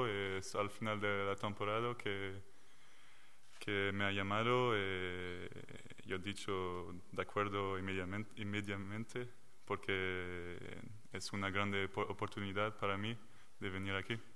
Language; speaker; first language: Spanish; non-native, learner; French